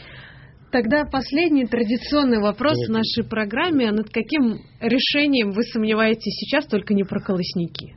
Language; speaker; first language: Russian; native; Russian